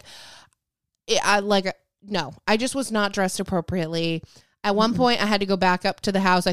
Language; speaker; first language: English; native; English